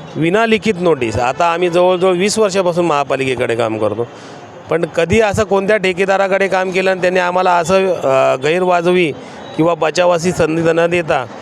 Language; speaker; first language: Marathi; native; Marathi